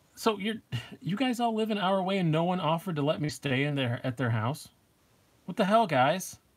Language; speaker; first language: English; native; English